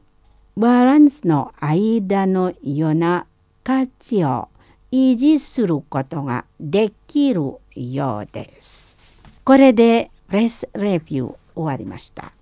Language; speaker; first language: Japanese; non-native, learner; Indonesian